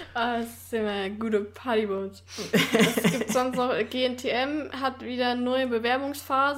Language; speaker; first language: German; native; German